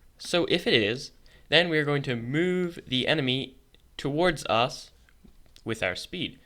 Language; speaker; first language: English; native; English